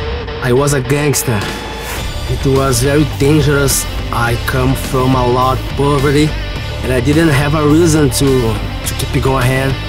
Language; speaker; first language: English; non-native, fluent; Portuguese